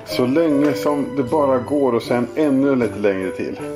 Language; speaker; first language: Swedish; native; Swedish